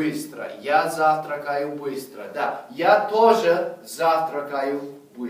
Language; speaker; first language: Russian; non-native, fluent; English